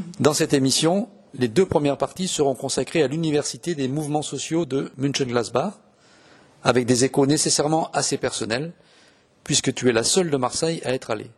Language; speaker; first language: French; native; French